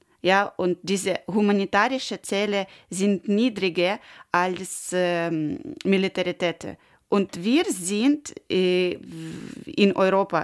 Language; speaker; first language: German; non-native, learner; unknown